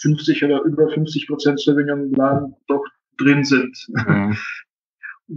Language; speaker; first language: German; non-native, fluent; Russian